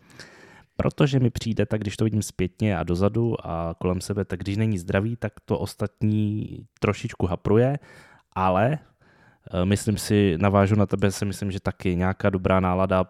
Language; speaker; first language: Czech; native; Czech